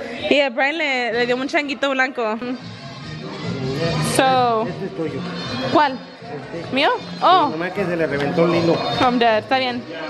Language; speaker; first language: Spanish; early bilingual, heritage; Spanish